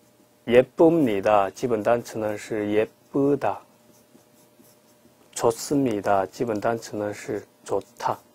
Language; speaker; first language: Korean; non-native, fluent; Chinese